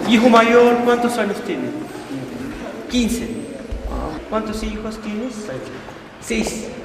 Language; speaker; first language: Spanish; non-native, learner; Korean